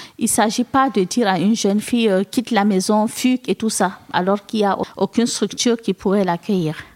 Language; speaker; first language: French; non-native, local second language; Fula